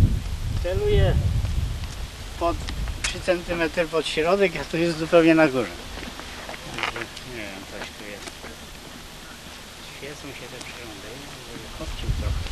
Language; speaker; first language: Polish; native; Polish